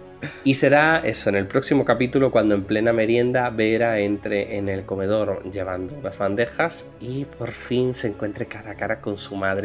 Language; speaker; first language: Spanish; native; Spanish